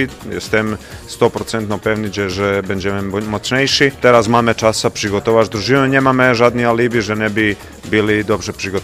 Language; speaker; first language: Polish; non-native, learner; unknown